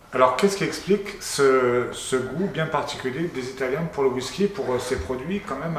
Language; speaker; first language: French; native; French